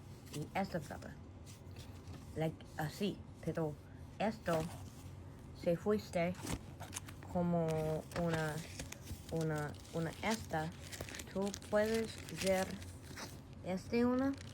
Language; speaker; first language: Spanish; non-native, learner; English